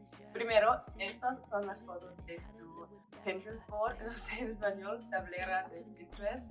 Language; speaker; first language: Spanish; non-native, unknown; English